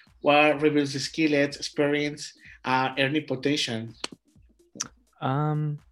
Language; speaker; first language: English; non-native, learner; Spanish